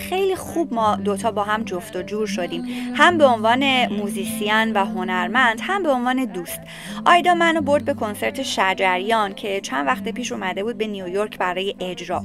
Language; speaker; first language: Persian; non-native, fluent; Czech